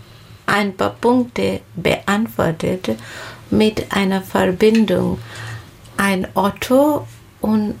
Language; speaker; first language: German; non-native, learner; Bangla